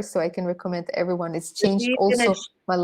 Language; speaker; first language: English; non-native, fluent; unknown